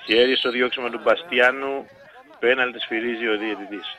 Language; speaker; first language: Greek; native; Greek